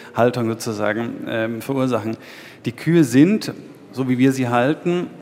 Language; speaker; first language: German; native; German